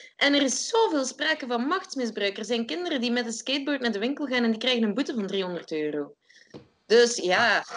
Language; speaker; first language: Dutch; native; Dutch